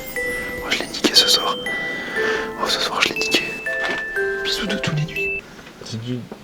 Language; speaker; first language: French; native; French